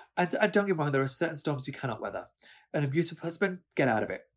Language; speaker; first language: English; early bilingual, other home language; Urdu